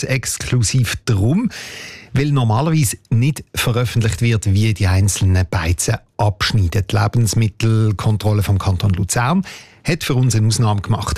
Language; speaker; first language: German; native; German